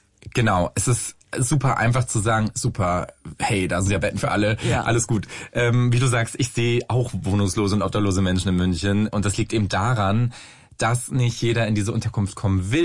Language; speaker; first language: German; native; German